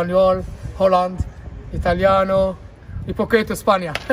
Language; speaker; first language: Spanish; non-native, learner; Arabic